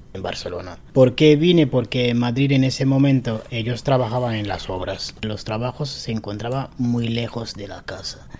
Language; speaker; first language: Spanish; non-native, fluent; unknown